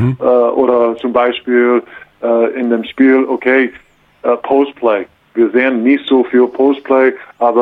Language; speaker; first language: German; non-native, learner; English